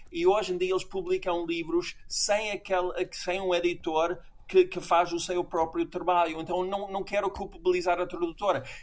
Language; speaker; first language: Portuguese; non-native, fluent; English